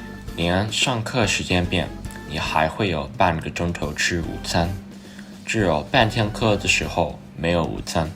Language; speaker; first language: Chinese; non-native, learner; English